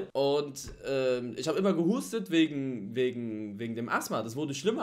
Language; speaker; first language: German; native; German